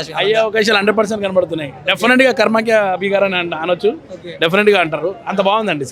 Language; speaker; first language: Telugu; native; Telugu